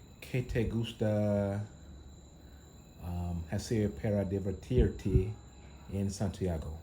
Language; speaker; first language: Spanish; non-native, learner; English